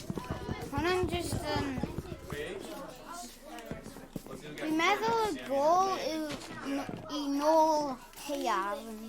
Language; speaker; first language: Welsh; non-native, local second language; English